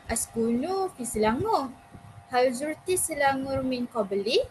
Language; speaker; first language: Arabic; non-native, learner; Malay